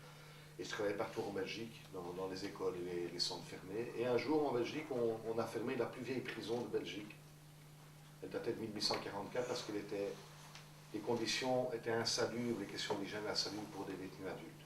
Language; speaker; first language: French; native; French